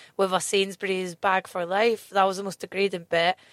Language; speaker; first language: English; native; English